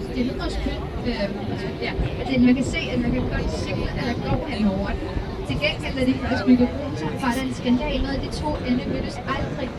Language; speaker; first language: Danish; non-native, fluent; English